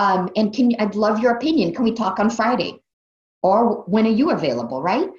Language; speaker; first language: English; native; English